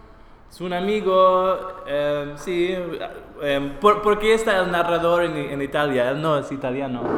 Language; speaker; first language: Spanish; non-native, fluent; English